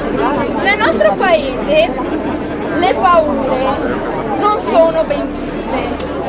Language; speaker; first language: Italian; native; Italian